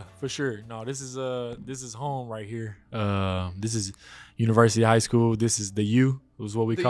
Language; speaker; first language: English; native; English